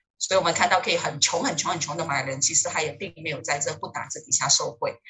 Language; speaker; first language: Chinese; native; Chinese